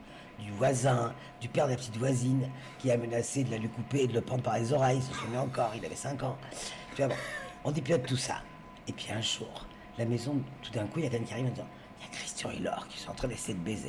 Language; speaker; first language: French; native; French